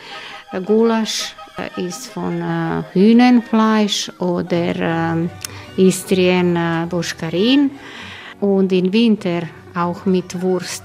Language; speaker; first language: German; non-native, learner; Croatian